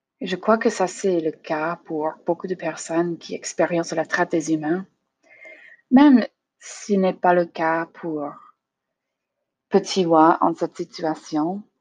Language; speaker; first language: French; non-native, learner; English